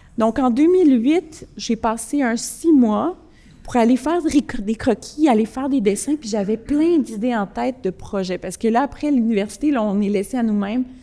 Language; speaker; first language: French; early bilingual, other home language; Spanish